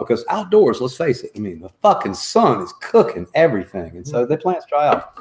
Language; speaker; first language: English; native; English